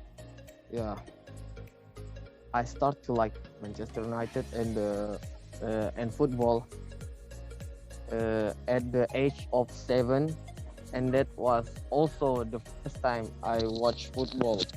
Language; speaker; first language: English; non-native, learner; Indonesian